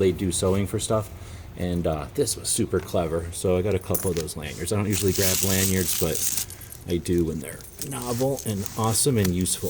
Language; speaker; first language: English; native; English